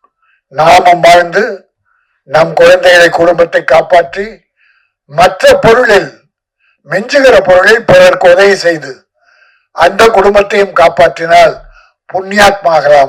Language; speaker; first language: Tamil; native; Tamil